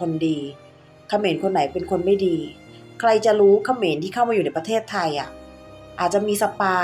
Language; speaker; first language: Thai; native; Thai